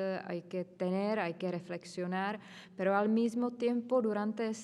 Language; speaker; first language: Spanish; non-native, fluent; Czech